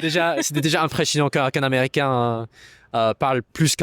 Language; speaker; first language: French; non-native, fluent; English